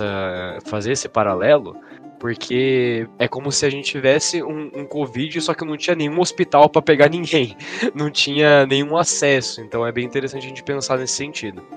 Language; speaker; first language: Portuguese; native; Portuguese